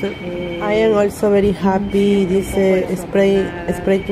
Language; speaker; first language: English; non-native, learner; Spanish